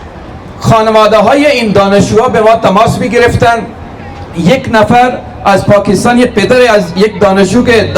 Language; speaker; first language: Persian; non-native, fluent; Urdu